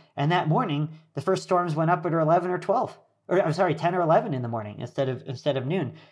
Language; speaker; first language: English; native; English